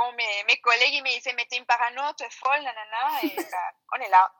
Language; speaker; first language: French; non-native, fluent; Spanish